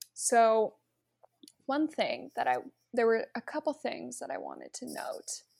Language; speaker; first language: English; native; English